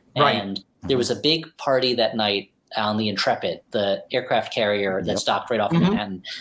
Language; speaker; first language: English; native; English